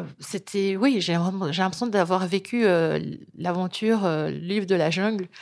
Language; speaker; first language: French; early bilingual, other home language; Lingala